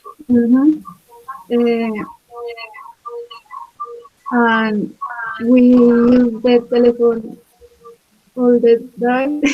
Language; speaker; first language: English; non-native, learner; Spanish